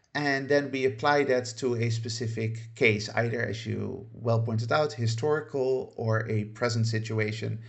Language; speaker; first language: English; non-native, fluent; Dutch